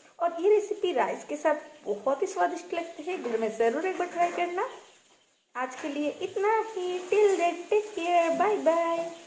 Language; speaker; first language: Hindi; non-native, local second language; Bangla